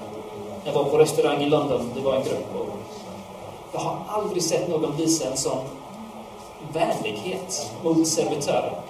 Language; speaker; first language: Swedish; non-native, fluent; English